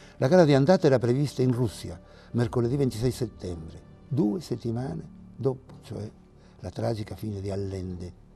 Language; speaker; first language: Italian; non-native, fluent; Spanish